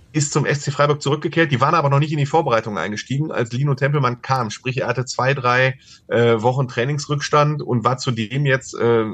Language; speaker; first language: German; native; German